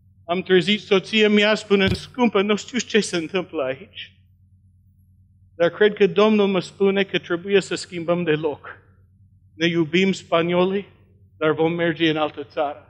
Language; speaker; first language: Romanian; non-native, learner; English